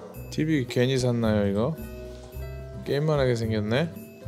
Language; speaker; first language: Korean; native; Korean